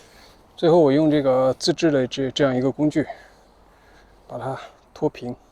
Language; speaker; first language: Chinese; native; Chinese